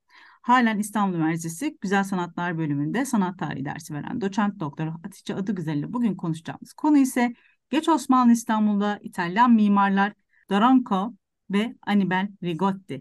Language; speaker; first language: Turkish; native; Turkish